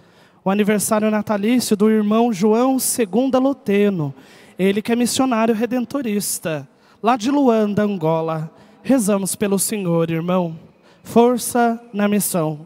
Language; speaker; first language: Portuguese; native; Portuguese